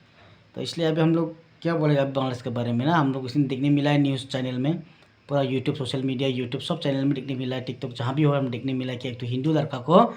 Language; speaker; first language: Hindi; non-native, local second language; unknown